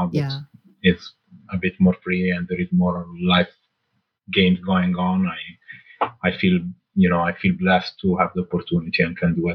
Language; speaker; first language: English; non-native, fluent; Italian